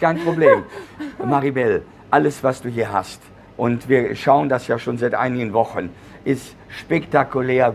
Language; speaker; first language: German; native; German